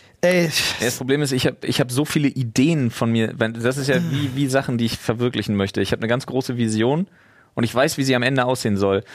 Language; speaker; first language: German; native; German